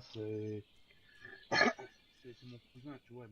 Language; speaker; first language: French; native; French